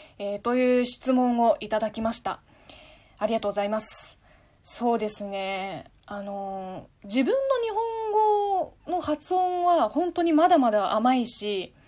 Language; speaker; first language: Japanese; non-native, fluent; Chinese